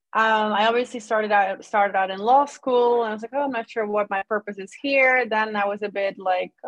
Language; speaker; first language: English; non-native, fluent; Dutch